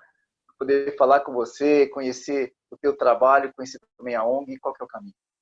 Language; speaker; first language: Portuguese; native; Portuguese